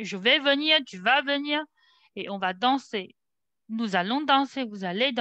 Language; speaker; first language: French; non-native, fluent; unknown